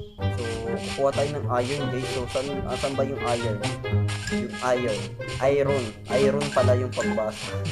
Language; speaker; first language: Filipino; non-native, local second language; Waray